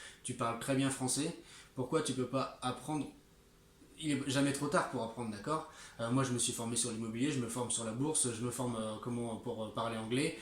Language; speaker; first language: French; native; French